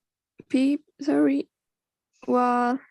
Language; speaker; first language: English; non-native, learner; Spanish